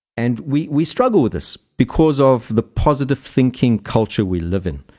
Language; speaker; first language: English; native; English